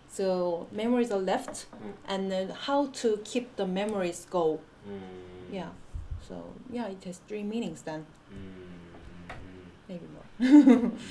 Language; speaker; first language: English; non-native, fluent; Korean